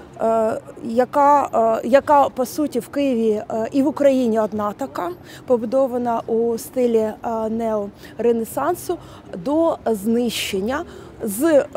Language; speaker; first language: Ukrainian; native; Ukrainian